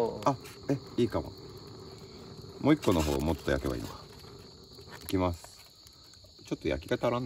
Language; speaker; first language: Japanese; native; Japanese